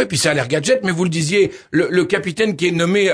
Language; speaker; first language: French; native; French